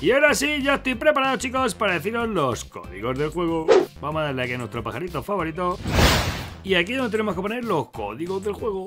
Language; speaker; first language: Spanish; native; Spanish